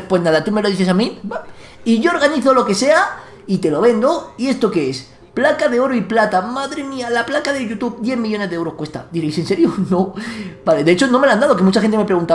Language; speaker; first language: Spanish; native; Spanish